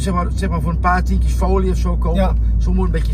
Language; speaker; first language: Dutch; native; Dutch